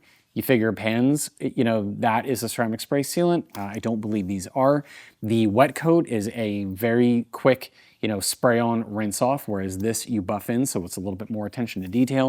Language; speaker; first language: English; native; English